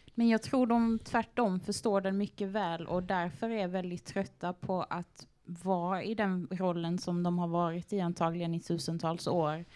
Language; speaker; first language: Swedish; native; Swedish